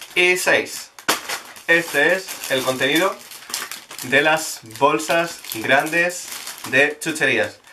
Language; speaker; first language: Spanish; native; Spanish